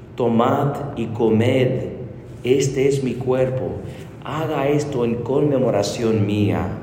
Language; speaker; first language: Spanish; non-native, fluent; English